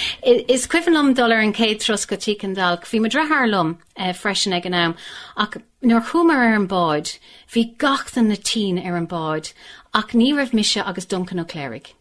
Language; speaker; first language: Irish; non-native, local second language; English